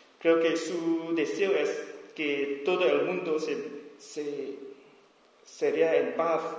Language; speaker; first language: Spanish; non-native, learner; S'gaw Karen